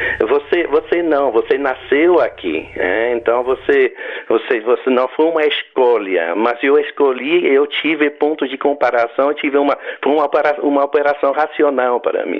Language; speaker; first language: Portuguese; non-native, fluent; French